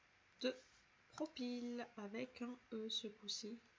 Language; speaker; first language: French; native; French